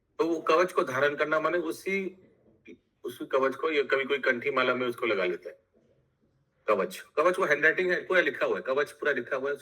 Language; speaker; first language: Hindi; non-native, local second language; Bangla